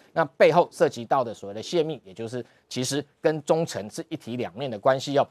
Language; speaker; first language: Chinese; native; Chinese